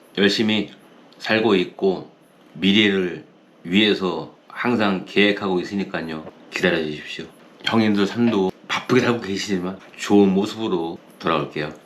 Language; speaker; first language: Korean; native; Korean